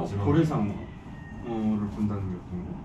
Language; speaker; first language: Korean; native; Korean